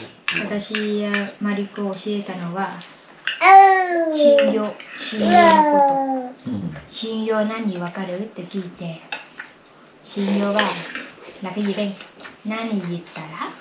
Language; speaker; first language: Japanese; non-native, learner; Vietnamese